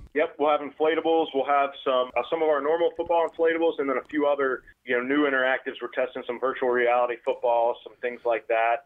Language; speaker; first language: English; native; English